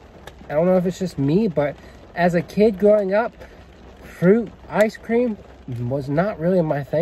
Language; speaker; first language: English; native; English